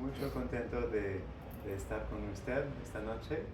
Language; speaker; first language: Spanish; non-native, learner; French